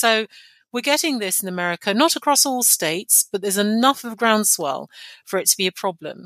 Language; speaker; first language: English; non-native, local second language; Yoruba